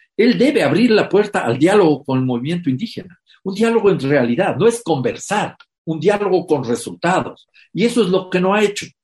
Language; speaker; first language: Spanish; native; Spanish